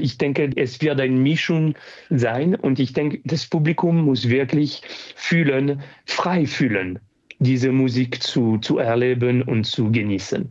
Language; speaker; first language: German; non-native, fluent; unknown